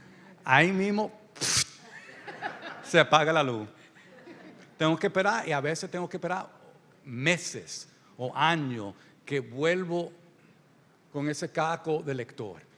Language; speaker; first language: Spanish; early bilingual, heritage; Spanish